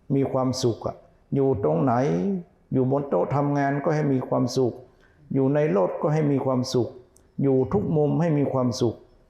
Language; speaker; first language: Thai; native; Thai